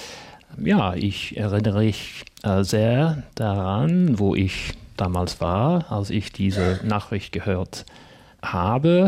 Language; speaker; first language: German; non-native, fluent; English